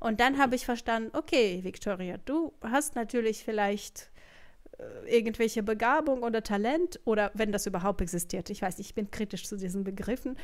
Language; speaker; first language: German; non-native, fluent; Russian